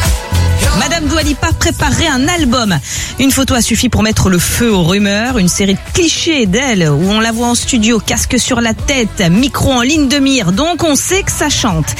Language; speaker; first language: French; native; French